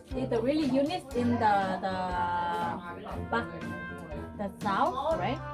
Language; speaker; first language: English; non-native, learner; Korean